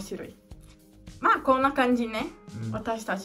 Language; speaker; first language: Japanese; non-native, learner; Portuguese